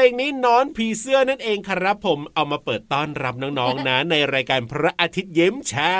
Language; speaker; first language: Thai; native; Thai